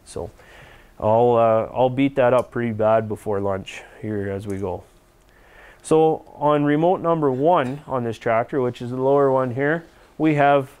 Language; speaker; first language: English; native; English